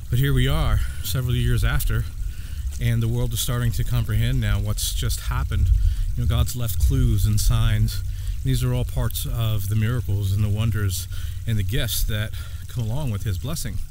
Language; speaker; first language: English; native; English